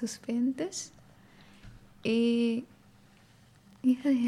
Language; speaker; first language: Spanish; non-native, learner; Arabic